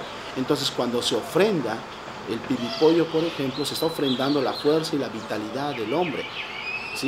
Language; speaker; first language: Spanish; native; Spanish